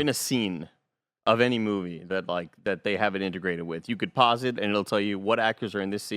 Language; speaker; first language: English; native; English